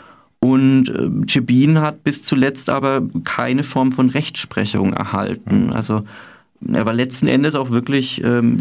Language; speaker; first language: German; native; German